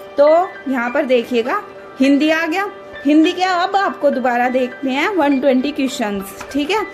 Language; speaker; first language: Hindi; native; Hindi